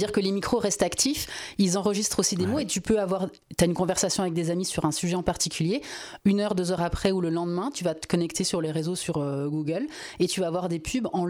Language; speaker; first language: French; native; French